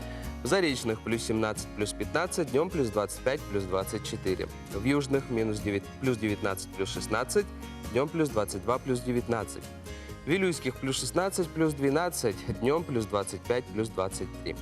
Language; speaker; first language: Russian; native; Russian